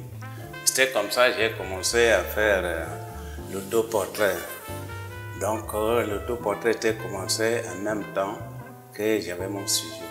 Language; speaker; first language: French; non-native, local second language; Igbo